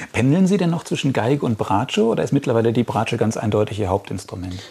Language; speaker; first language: German; native; German